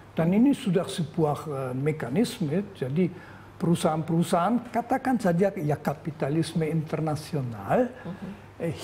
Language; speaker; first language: Indonesian; non-native, fluent; German